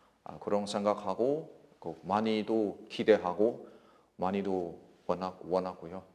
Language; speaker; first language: Korean; non-native, learner; Burmese